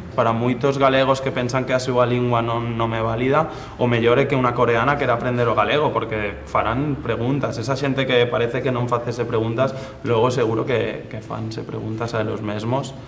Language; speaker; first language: Galician; non-native, fluent; Catalan